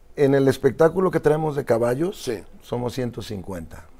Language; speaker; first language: Spanish; native; Spanish